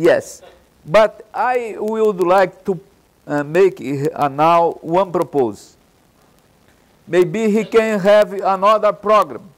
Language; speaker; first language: English; non-native, learner; Portuguese